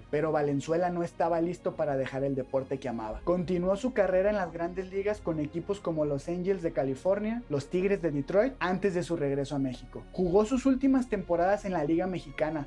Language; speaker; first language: Spanish; native; Spanish